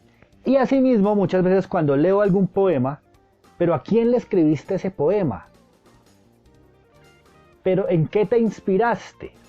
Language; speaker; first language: Spanish; native; Spanish